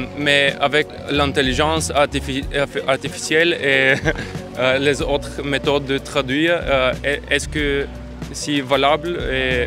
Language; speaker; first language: French; non-native, learner; Bulgarian